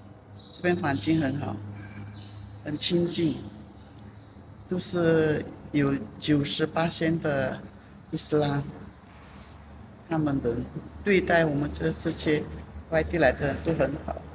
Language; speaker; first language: Chinese; non-native, fluent; Indonesian